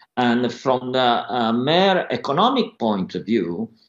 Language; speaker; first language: English; non-native, fluent; Italian